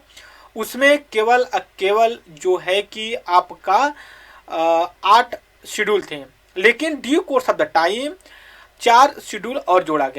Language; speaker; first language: Hindi; native; Hindi